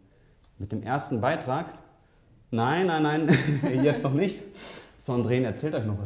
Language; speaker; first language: German; native; German